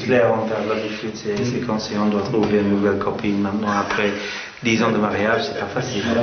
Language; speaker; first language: French; non-native, fluent; English